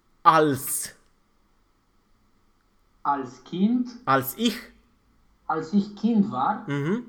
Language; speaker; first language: German; non-native, learner; Romanian